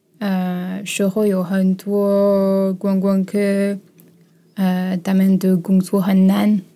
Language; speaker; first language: Chinese; non-native, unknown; French